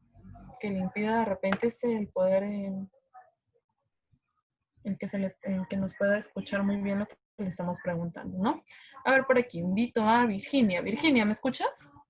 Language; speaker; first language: Spanish; native; Spanish